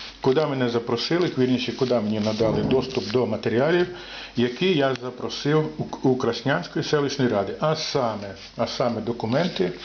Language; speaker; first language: Ukrainian; native; Ukrainian